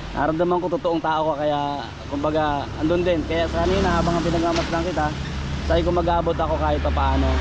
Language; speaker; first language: Filipino; native; Filipino